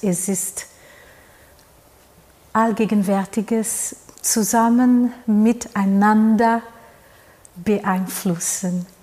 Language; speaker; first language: German; non-native, fluent; Portuguese